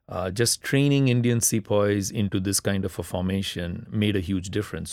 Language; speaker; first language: English; non-native, local second language; Tamil